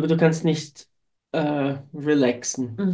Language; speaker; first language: German; non-native, fluent; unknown